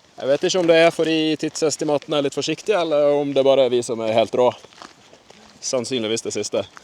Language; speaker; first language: Norwegian; native; Norwegian